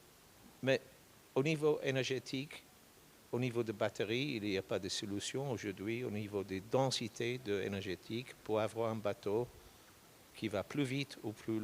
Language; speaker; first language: French; non-native, fluent; English